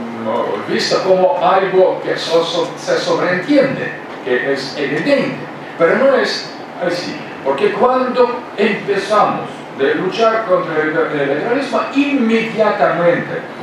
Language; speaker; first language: Spanish; non-native, fluent; Russian